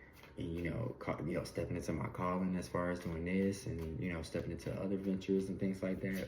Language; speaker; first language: English; native; English